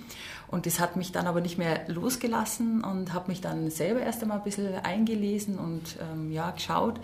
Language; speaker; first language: German; native; German